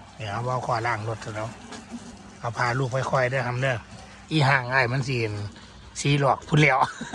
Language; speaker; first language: Thai; native; Thai